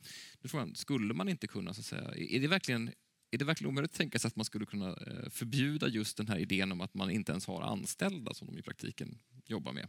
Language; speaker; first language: Swedish; native; Swedish